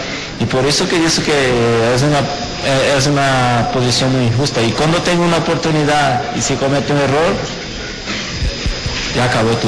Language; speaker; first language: Spanish; non-native, fluent; Portuguese